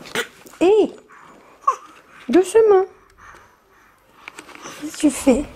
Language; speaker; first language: French; native; French